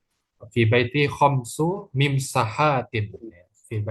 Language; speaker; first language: Arabic; non-native, fluent; Indonesian